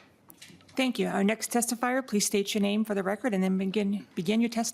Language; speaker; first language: English; native; English